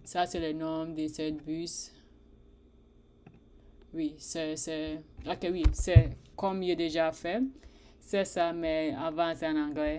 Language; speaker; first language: French; non-native, learner; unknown